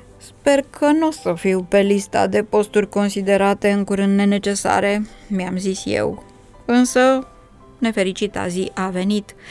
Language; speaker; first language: Romanian; native; Romanian